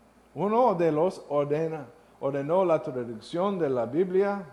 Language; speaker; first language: Spanish; non-native, learner; English